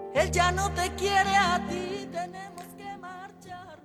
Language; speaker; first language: Spanish; non-native, learner; Romanian